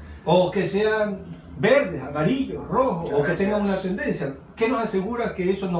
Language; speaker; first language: Spanish; native; Spanish